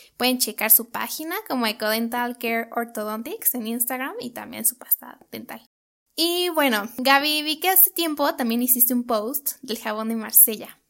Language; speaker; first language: Spanish; native; Spanish